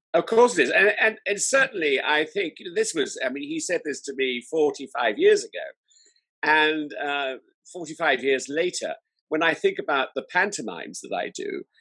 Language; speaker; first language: English; native; English